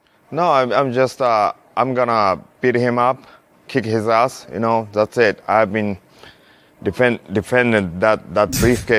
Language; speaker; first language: English; non-native, fluent; Japanese